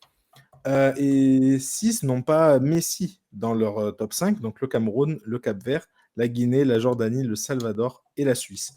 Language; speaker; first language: French; native; French